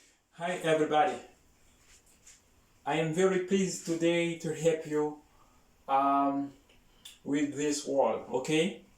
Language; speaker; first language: English; non-native, learner; Haitian Creole